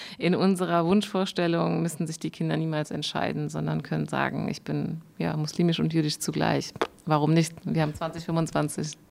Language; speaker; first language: German; early bilingual, other home language; Urdu